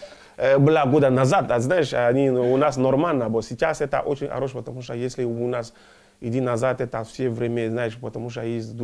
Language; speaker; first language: Russian; non-native, learner; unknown